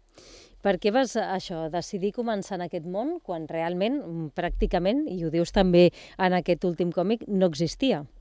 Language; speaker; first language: Catalan; native; Catalan